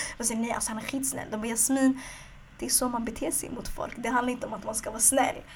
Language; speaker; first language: Swedish; early bilingual, other home language; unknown